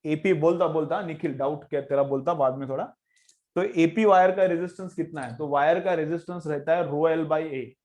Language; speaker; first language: Hindi; non-native, local second language; Marathi